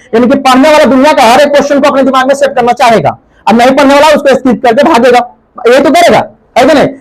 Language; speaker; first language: Hindi; native; Hindi